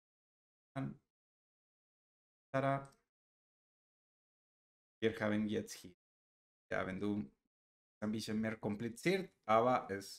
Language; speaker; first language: German; non-native, learner; Spanish